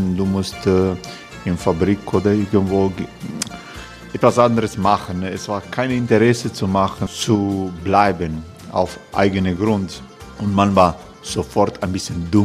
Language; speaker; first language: German; non-native, fluent; Croatian